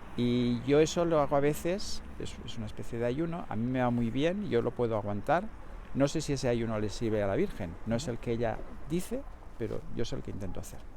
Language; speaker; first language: Spanish; native; Spanish